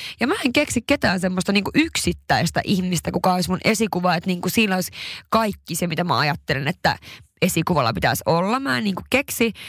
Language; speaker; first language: Finnish; early bilingual, heritage; Finnish